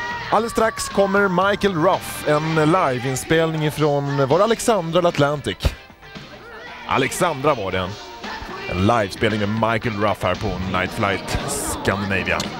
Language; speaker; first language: Swedish; native; Swedish